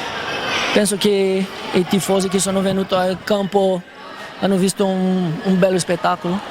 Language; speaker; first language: Italian; non-native, fluent; Spanish